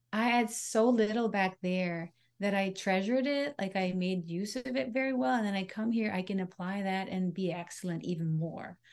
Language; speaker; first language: English; non-native, local second language; Pampanga